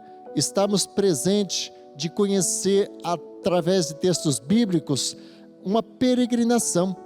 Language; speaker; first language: Portuguese; native; Portuguese